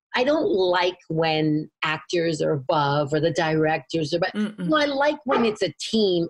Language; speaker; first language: English; native; English